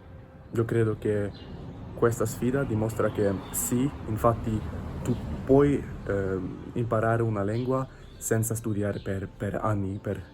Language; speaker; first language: Italian; non-native, learner; English